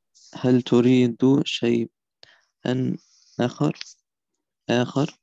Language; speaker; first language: Arabic; non-native, learner; German